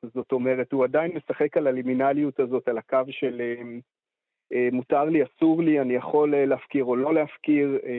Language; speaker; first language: Hebrew; native; Hebrew